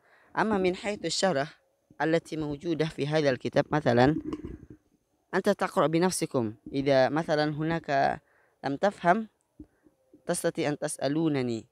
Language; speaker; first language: Arabic; non-native, fluent; Indonesian